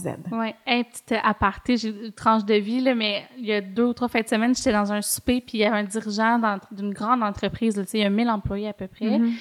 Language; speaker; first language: French; native; French